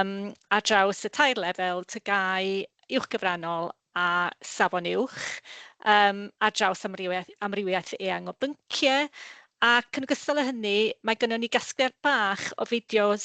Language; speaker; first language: Welsh; native; Welsh